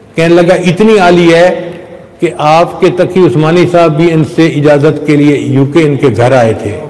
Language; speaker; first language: Urdu; non-native, local second language; Punjabi